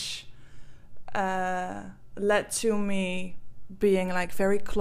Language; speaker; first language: English; non-native, fluent; Dutch